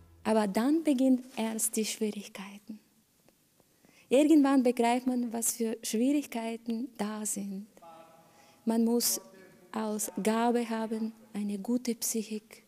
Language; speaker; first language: German; non-native, fluent; Bulgarian